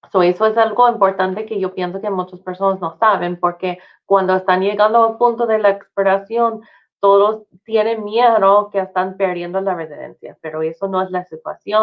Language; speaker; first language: Spanish; non-native, fluent; English